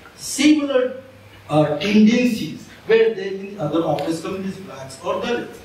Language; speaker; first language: English; non-native, local second language; Marathi